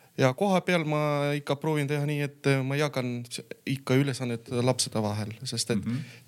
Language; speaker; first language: Estonian; non-native, local second language; Russian